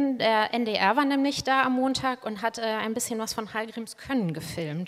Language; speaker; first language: German; native; German